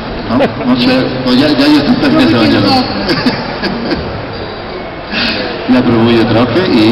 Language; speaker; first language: Polish; non-native, learner; Spanish